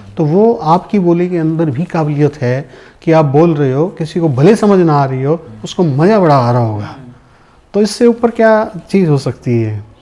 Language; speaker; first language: Hindi; non-native, local second language; Punjabi